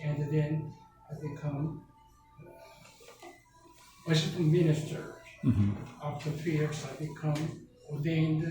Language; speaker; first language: English; non-native, learner; Korean